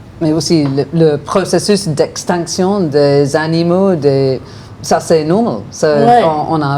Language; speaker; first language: French; non-native, fluent; English